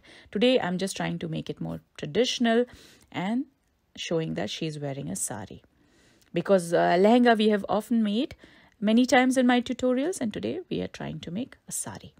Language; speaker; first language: English; non-native, local second language; Hindi